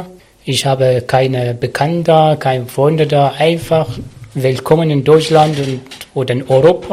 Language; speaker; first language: German; non-native, learner; Arabic